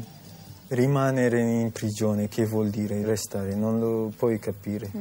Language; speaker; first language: Italian; non-native, learner; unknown